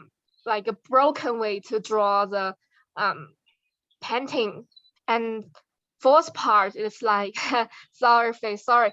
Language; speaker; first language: English; non-native, learner; Chinese